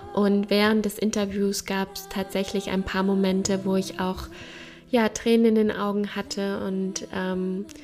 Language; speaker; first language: German; native; German